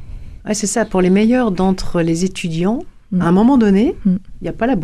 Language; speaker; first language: French; native; French